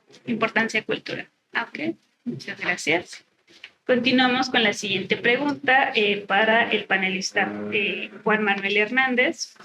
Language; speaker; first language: Spanish; native; Spanish